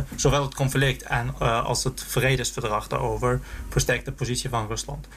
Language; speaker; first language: Dutch; early bilingual, other home language; Azerbaijani